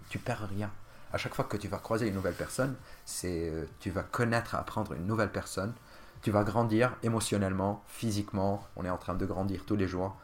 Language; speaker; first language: French; non-native, local second language; Arabic